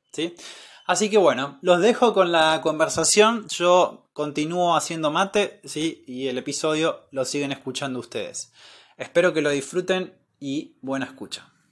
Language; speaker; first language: Spanish; native; Spanish